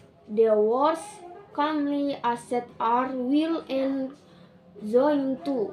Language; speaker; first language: English; non-native, learner; Indonesian